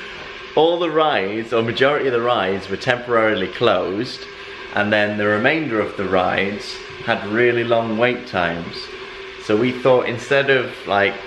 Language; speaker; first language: English; native; English